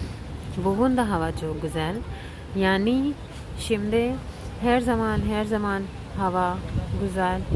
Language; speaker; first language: Turkish; non-native, learner; Urdu